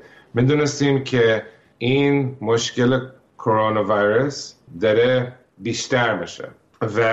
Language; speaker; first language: Persian; early bilingual, heritage; Persian